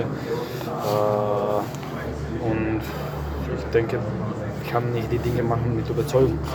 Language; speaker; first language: German; non-native, fluent; Croatian